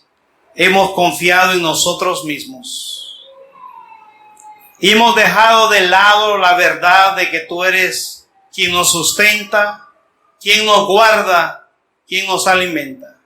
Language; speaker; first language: Spanish; native; Spanish